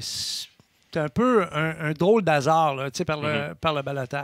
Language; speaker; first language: French; native; French